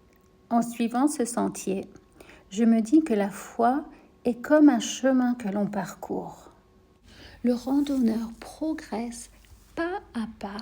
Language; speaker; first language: French; native; French